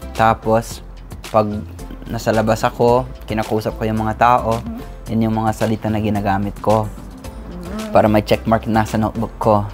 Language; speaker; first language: Filipino; non-native, fluent; English